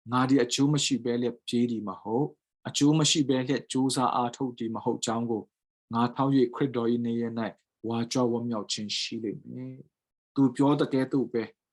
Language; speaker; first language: Burmese; non-native, local second language; Tedim Chin